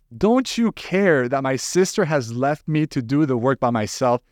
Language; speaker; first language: English; non-native, fluent; Spanish